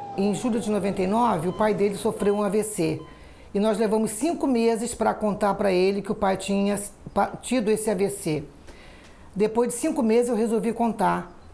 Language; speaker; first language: Portuguese; native; Portuguese